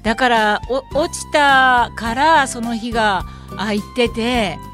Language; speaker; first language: Japanese; native; Japanese